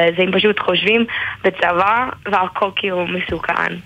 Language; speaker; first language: Hebrew; non-native, learner; English